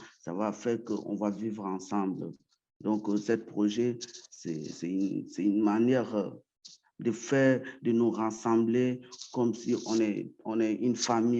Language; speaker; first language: French; early bilingual, other home language; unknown